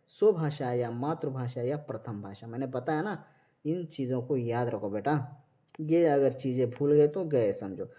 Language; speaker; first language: Hindi; non-native, local second language; Marathi